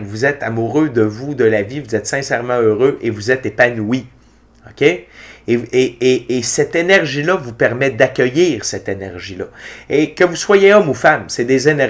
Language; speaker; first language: French; native; French